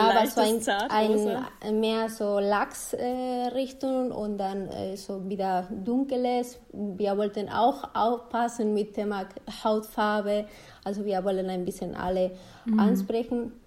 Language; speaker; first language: German; non-native, fluent; Spanish